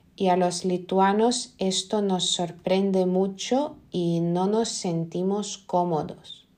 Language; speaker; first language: Spanish; non-native, fluent; Lithuanian